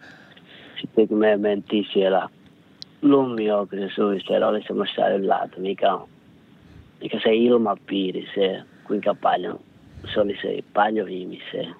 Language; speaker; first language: Finnish; non-native, learner; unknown